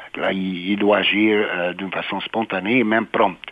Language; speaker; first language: French; non-native, fluent; Hungarian